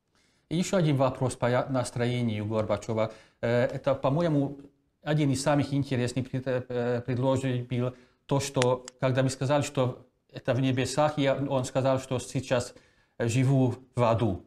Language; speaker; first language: Russian; non-native, fluent; Hungarian